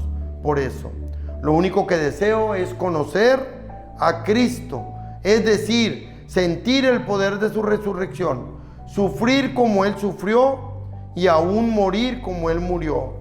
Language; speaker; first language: Spanish; native; Spanish